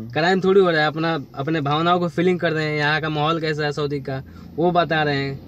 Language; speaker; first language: Hindi; native; Hindi